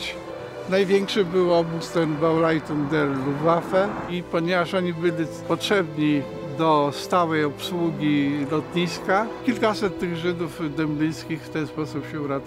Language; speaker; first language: Polish; native; Polish